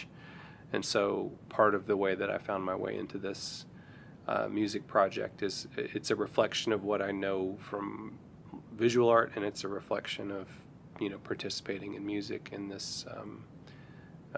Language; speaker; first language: English; native; English